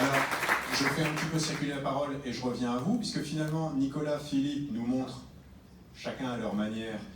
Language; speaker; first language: French; native; French